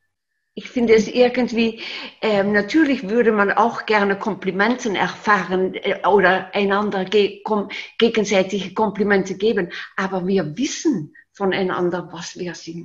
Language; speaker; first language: German; non-native, fluent; Dutch